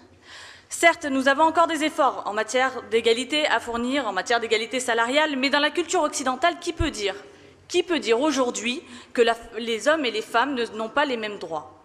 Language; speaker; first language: French; native; French